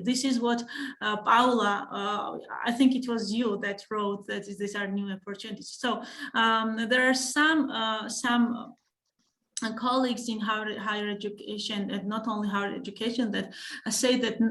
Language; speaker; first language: English; non-native, fluent; Georgian